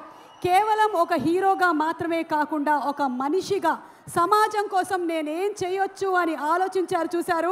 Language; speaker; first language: Telugu; native; Telugu